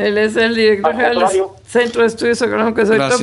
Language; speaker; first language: Spanish; native; Spanish